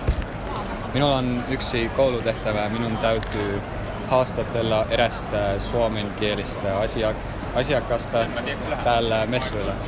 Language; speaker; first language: Finnish; non-native, learner; Estonian